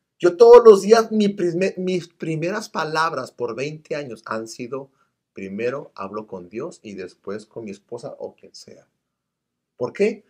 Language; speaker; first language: Spanish; early bilingual, other home language; English